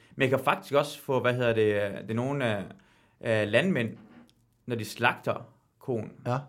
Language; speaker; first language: Danish; non-native, fluent; Persian